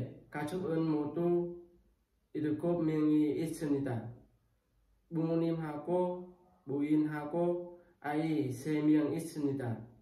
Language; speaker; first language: Korean; non-native, learner; Vietnamese